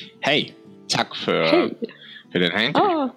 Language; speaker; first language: Swedish; non-native, fluent; German